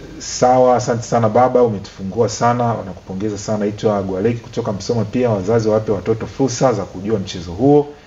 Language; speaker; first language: Swahili; native; Swahili